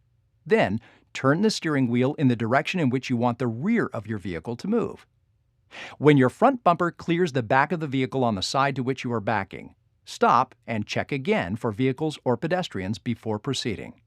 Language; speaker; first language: English; native; English